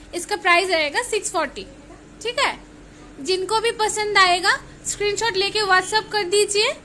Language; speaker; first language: Hindi; non-native, local second language; Bangla